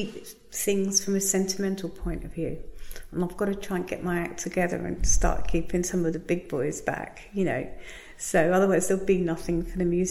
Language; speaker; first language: English; native; English